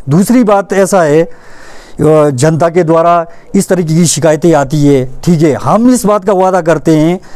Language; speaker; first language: Hindi; native; Hindi